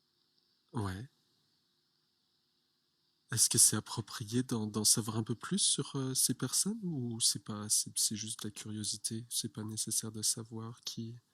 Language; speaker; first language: French; native; French